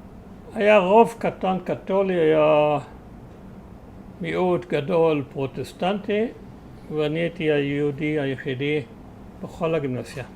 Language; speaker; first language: Hebrew; early bilingual, other home language; German